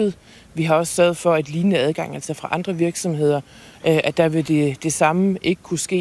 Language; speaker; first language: Danish; native; Danish